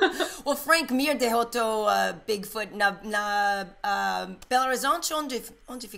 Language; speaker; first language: Portuguese; non-native, learner; English